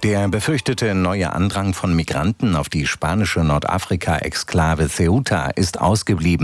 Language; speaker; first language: German; native; German